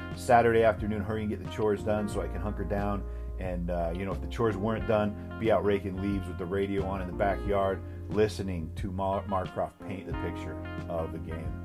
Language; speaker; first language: English; native; English